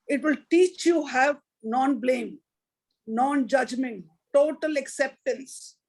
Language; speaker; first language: English; non-native, local second language; Punjabi